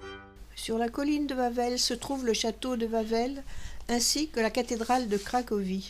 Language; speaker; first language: French; native; French